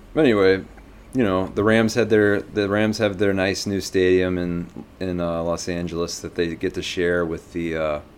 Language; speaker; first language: English; native; English